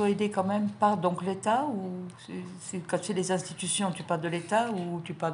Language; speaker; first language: French; native; French